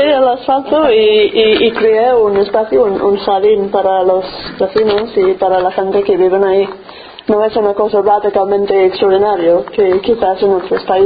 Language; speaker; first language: Spanish; non-native, fluent; English